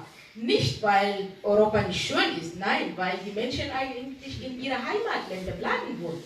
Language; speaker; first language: German; non-native, fluent; Arabic